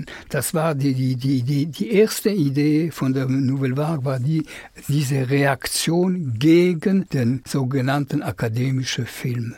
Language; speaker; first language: German; non-native, fluent; French